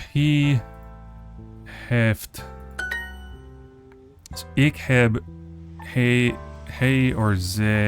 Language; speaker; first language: Dutch; non-native, learner; English